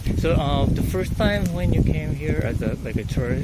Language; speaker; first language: English; non-native, learner; Japanese